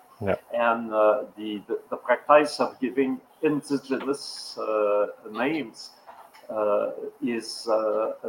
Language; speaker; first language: English; non-native, local second language; French